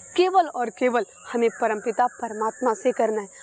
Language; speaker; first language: Hindi; native; Hindi